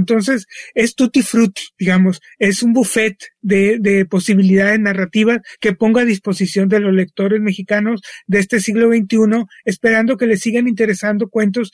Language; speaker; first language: Spanish; native; Spanish